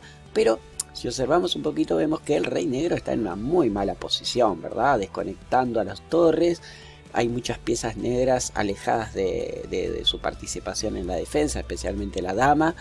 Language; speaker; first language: Spanish; native; Spanish